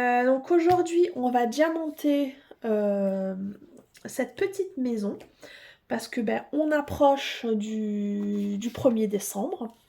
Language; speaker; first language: French; native; French